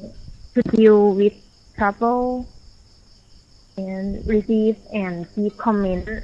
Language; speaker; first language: English; non-native, learner; Thai